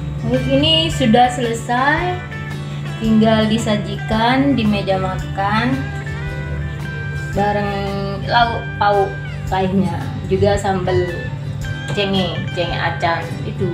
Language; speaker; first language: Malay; non-native, local second language; Madurese